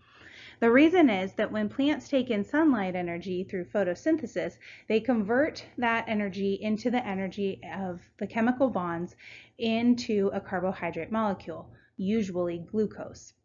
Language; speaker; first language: English; native; English